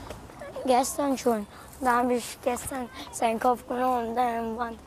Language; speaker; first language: German; early bilingual, other home language; Kurdish